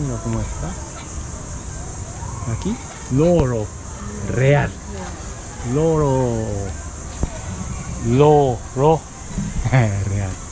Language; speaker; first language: Spanish; non-native, learner; Japanese